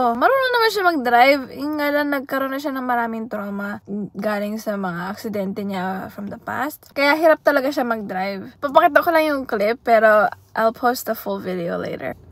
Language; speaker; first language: Filipino; early bilingual, heritage; Filipino